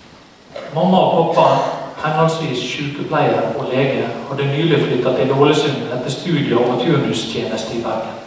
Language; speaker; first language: Norwegian; native; Norwegian